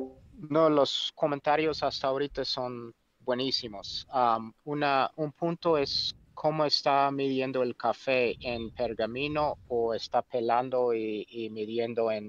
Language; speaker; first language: Spanish; non-native, fluent; English